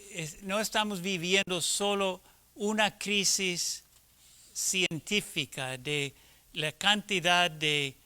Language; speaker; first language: Spanish; non-native, fluent; English